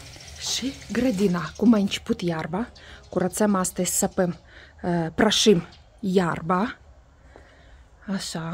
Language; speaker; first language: Romanian; non-native, learner; Russian